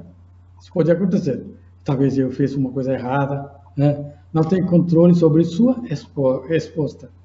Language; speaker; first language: Portuguese; non-native, fluent; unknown